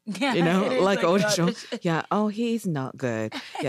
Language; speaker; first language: English; non-native, learner; Japanese